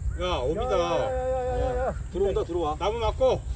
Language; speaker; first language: Korean; native; Korean